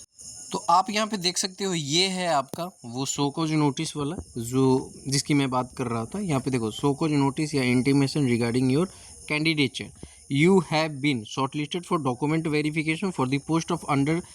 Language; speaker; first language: Hindi; native; Hindi